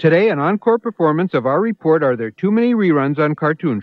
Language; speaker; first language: English; native; English